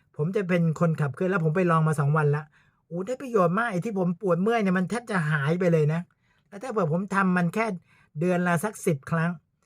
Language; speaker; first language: Thai; native; Thai